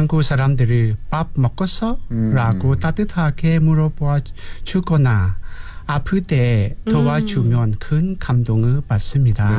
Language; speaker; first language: Korean; non-native, fluent; Burmese